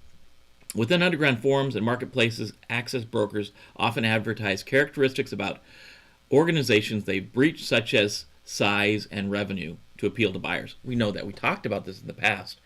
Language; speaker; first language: English; native; English